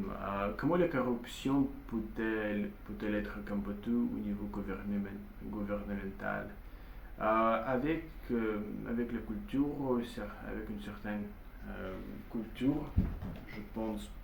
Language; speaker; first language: French; non-native, learner; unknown